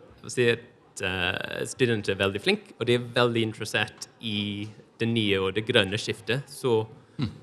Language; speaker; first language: Norwegian; non-native, fluent; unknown